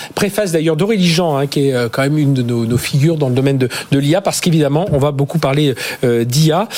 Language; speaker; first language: French; native; French